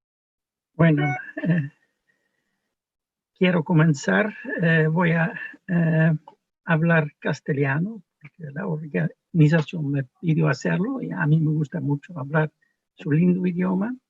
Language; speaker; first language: Spanish; non-native, fluent; Dutch